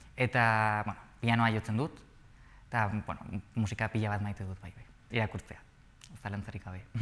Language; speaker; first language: Basque; non-native, local second language; Spanish